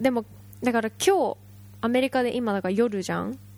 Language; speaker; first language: Japanese; native; Japanese